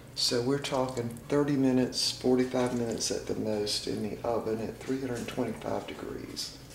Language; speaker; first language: English; native; English